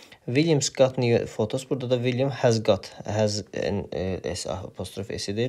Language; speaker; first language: English; non-native, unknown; Azerbaijani